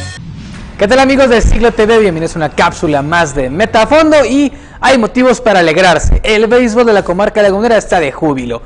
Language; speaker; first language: Spanish; native; Spanish